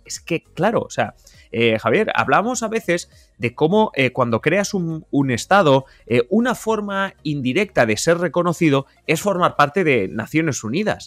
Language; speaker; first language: Spanish; native; Spanish